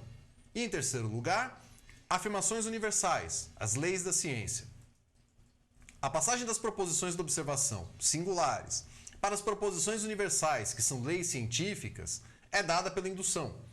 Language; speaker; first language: Portuguese; native; Portuguese